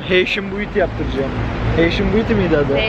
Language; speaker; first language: Turkish; native; Turkish